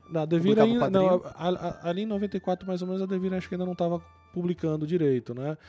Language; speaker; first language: Portuguese; native; Portuguese